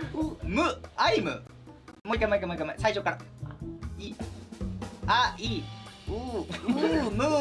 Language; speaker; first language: Japanese; native; Japanese